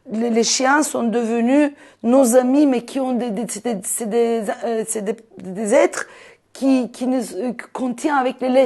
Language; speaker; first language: French; non-native, fluent; Turkish